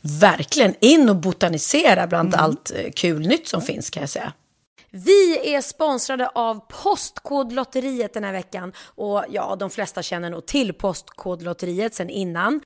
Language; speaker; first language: Swedish; native; Swedish